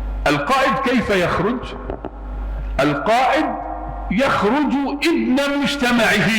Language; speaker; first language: Arabic; native; Arabic